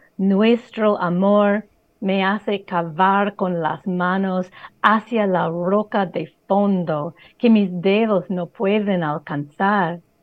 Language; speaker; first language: Spanish; non-native, fluent; English